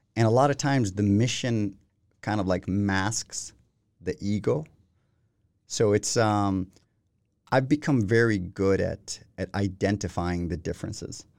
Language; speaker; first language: English; non-native, fluent; Spanish